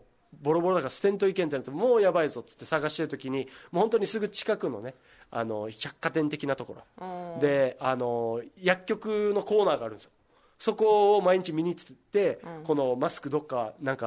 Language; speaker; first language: Japanese; native; Japanese